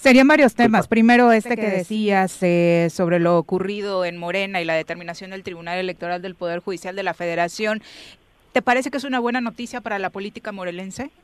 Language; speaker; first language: Spanish; native; Spanish